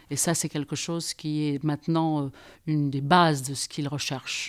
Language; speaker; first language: French; native; French